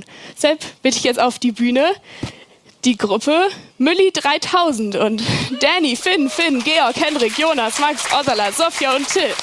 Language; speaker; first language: German; native; German